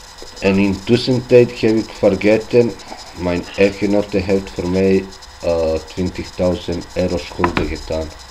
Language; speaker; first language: Dutch; non-native, local second language; Albanian